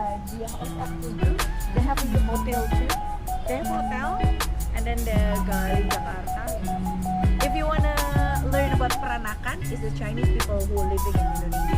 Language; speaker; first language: English; non-native, learner; Indonesian